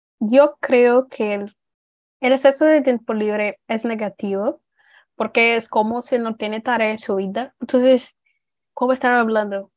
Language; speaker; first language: Spanish; non-native, fluent; Portuguese